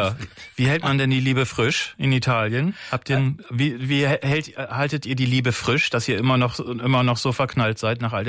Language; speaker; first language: German; native; German